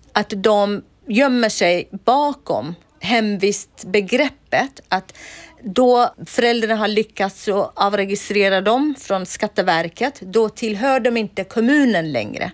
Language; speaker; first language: Swedish; non-native, fluent; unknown